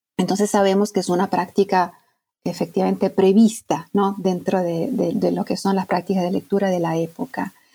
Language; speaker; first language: Spanish; non-native, fluent; Italian